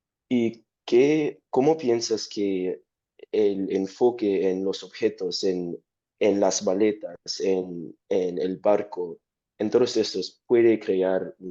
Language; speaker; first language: Spanish; non-native, fluent; English